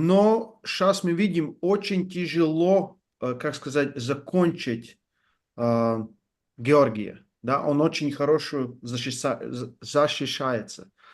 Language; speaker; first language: Russian; non-native, fluent; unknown